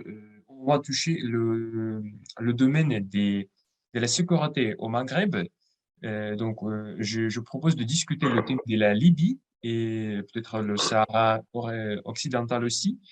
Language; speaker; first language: French; non-native, fluent; Russian